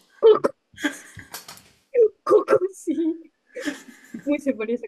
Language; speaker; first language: Spanish; non-native, learner; Japanese